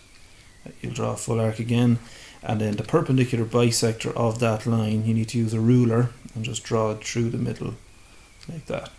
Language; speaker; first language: English; native; English